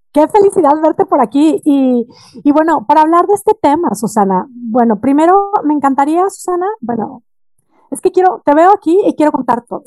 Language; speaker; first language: Spanish; native; Spanish